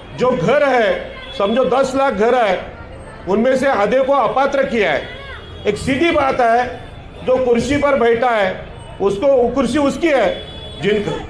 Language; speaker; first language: Hindi; non-native, local second language; Marathi